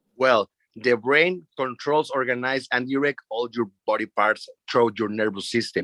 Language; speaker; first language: English; non-native, learner; Spanish